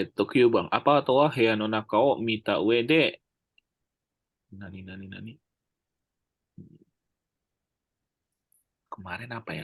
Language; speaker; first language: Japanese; non-native, learner; Indonesian